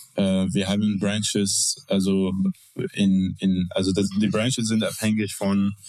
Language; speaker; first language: German; non-native, fluent; English